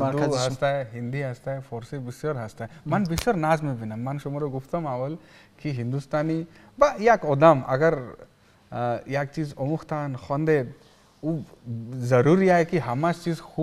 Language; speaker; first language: Persian; non-native, learner; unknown